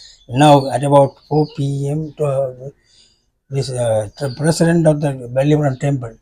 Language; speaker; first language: English; non-native, local second language; Tamil